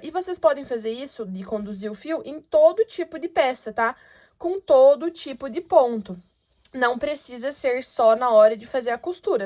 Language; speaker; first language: Portuguese; native; Portuguese